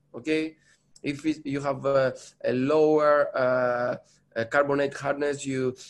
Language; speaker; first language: English; non-native, learner; Greek